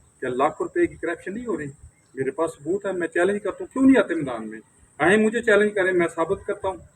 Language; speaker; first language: Urdu; non-native, local second language; Punjabi